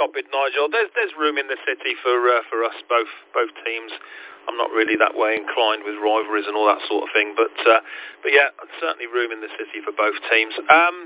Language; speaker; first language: English; native; English